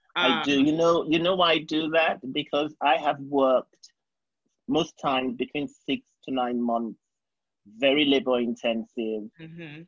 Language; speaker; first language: English; non-native, local second language; Yoruba